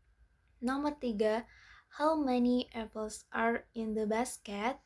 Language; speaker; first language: English; non-native, learner; Indonesian